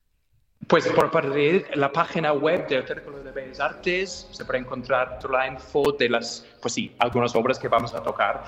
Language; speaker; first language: Spanish; non-native, fluent; English